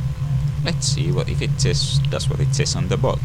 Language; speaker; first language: English; native; English